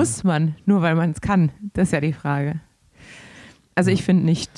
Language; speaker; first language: German; native; German